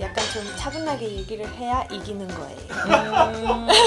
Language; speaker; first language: Korean; non-native, fluent; Spanish